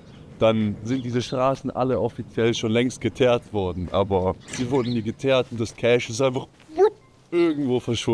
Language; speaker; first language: German; native; German